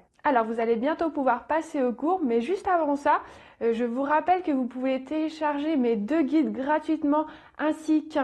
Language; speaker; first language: French; native; French